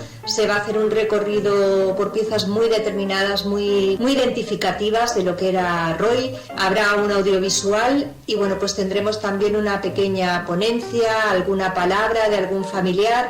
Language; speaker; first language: Spanish; native; Spanish